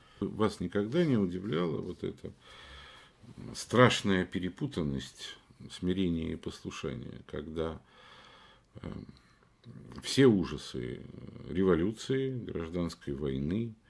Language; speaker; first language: Russian; native; Russian